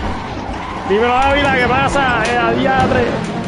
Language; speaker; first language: Spanish; early bilingual, heritage; Spanish